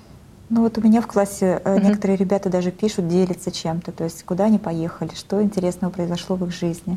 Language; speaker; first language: Russian; native; Russian